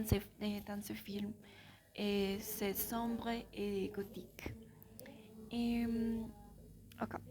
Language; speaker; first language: French; non-native, learner; Spanish